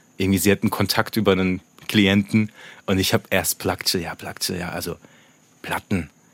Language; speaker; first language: German; native; German